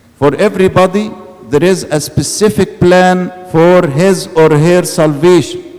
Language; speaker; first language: English; non-native, fluent; Arabic